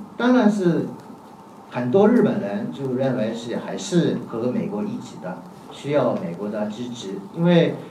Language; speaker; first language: Chinese; non-native, fluent; Japanese